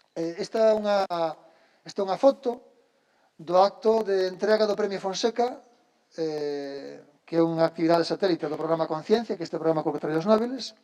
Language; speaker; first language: Galician; native; Galician